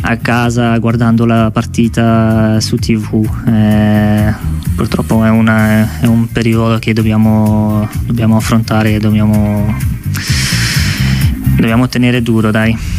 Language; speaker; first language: Italian; non-native, fluent; Dutch